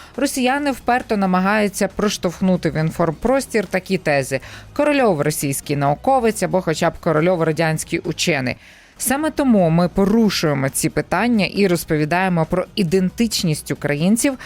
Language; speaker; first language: Ukrainian; native; Ukrainian